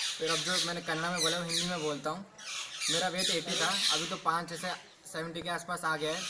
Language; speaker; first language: Hindi; non-native, local second language; Kannada